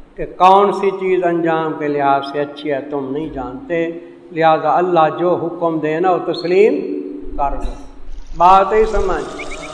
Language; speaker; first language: Urdu; non-native, local second language; Saraiki